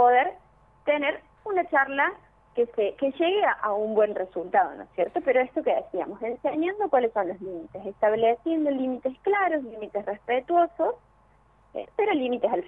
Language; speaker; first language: Spanish; native; Spanish